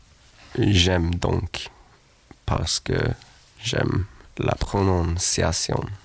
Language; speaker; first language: French; non-native, learner; Swedish